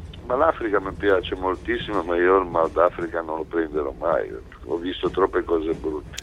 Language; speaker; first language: Italian; native; Italian